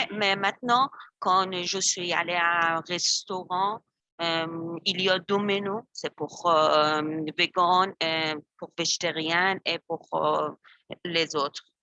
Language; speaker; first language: French; non-native, learner; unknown